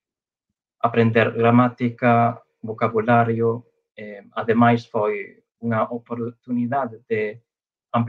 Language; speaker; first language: Portuguese; non-native, fluent; Chinese